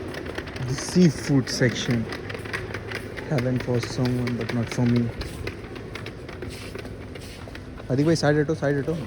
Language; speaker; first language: English; non-native, local second language; Hindi